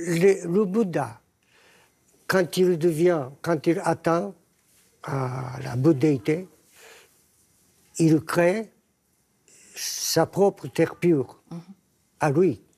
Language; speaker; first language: French; non-native, fluent; Japanese